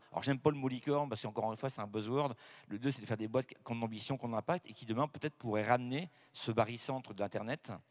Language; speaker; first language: French; native; French